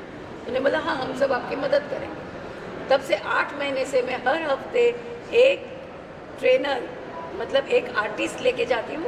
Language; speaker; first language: Hindi; native; Hindi